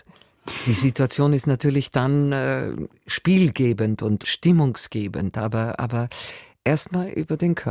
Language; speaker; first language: German; native; German